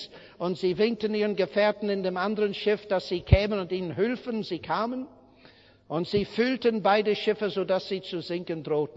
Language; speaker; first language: German; non-native, fluent; English